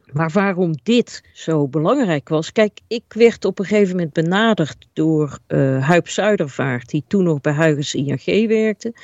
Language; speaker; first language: Dutch; native; Dutch